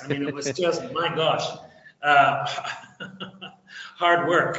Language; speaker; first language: English; native; English